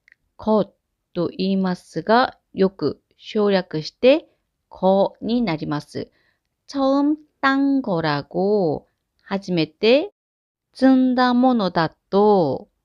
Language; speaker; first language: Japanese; non-native, fluent; Korean